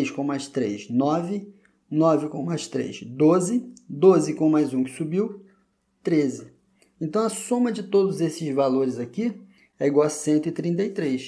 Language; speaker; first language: Portuguese; native; Portuguese